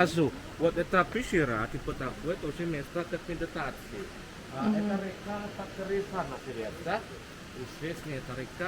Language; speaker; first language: Russian; non-native, learner; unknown